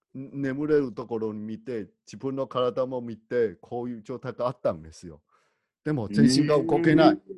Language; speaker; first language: Japanese; non-native, learner; Chinese